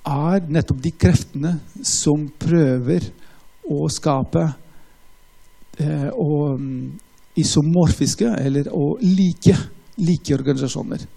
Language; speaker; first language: Norwegian; non-native, fluent; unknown